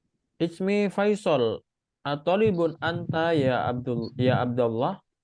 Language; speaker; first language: Arabic; non-native, fluent; Indonesian